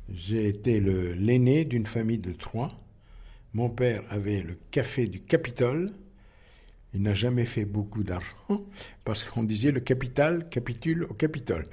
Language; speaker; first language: French; native; French